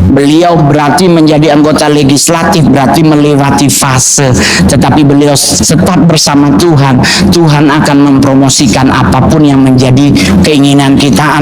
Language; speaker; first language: Indonesian; native; Indonesian